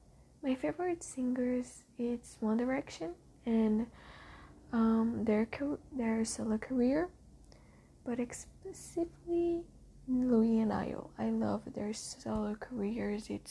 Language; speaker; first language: English; non-native, learner; Portuguese